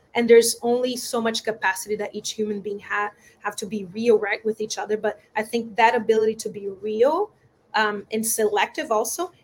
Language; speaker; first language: English; non-native, fluent; Portuguese